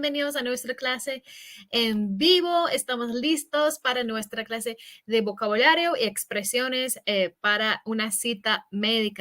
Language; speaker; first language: Spanish; non-native, fluent; English